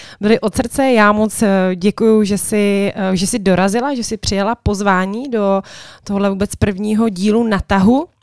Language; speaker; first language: Czech; native; Czech